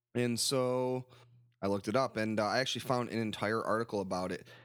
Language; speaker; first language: English; native; English